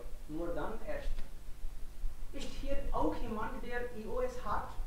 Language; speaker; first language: German; non-native, fluent; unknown